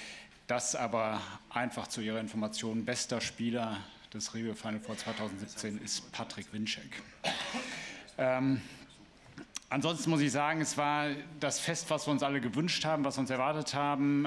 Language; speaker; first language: German; native; German